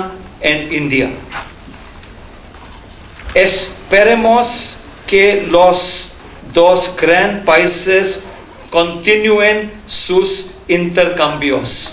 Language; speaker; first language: Spanish; non-native, learner; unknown